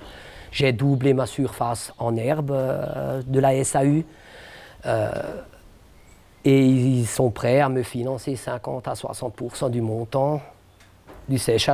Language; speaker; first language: French; native; French